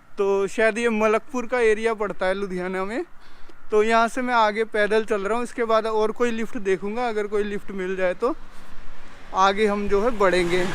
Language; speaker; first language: Hindi; native; Hindi